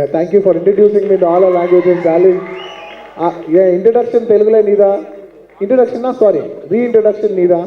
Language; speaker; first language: Tamil; non-native, fluent; Telugu